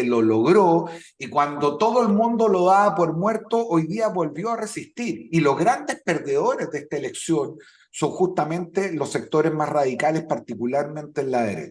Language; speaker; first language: Spanish; native; Spanish